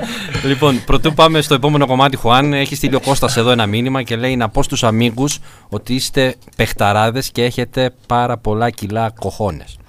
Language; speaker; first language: Greek; native; Greek